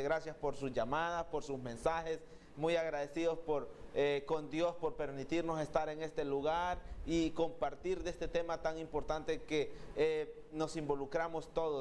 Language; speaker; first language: Spanish; native; Spanish